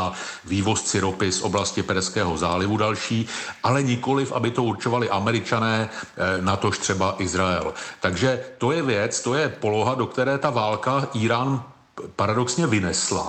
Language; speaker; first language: Czech; native; Czech